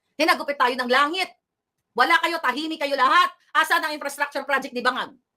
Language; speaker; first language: Filipino; non-native, local second language; Hiligaynon